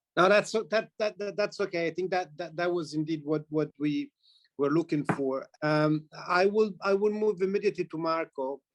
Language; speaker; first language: English; non-native, fluent; Italian